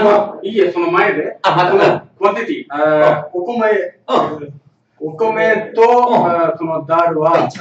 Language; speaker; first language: Japanese; non-native, learner; Tamil